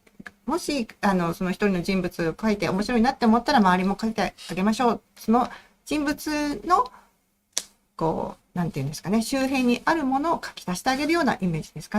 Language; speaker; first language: Japanese; native; Japanese